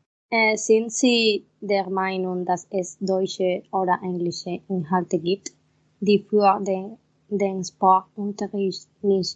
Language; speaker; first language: German; non-native, learner; Spanish